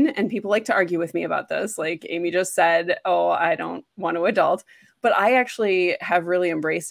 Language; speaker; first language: English; native; English